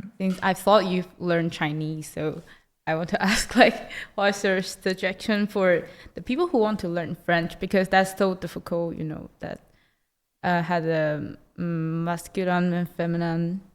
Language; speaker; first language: English; non-native, learner; Chinese